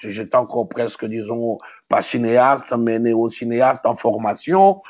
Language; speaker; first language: French; non-native, local second language; Luba-Lulua